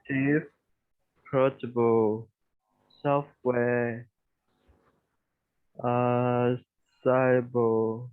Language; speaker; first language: English; non-native, learner; Vietnamese